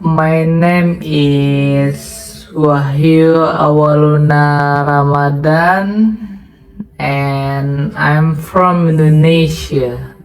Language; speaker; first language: English; non-native, learner; Indonesian